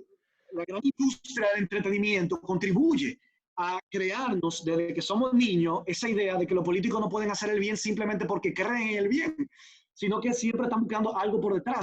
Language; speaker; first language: Spanish; native; Spanish